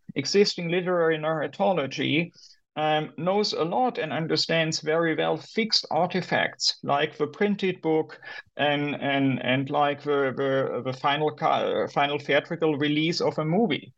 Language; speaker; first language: English; non-native, fluent; German